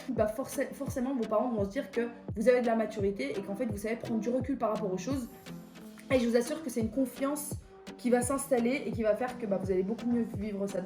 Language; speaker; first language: French; early bilingual, other home language; Persian